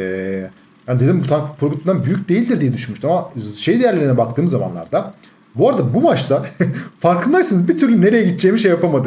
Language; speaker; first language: Turkish; native; Turkish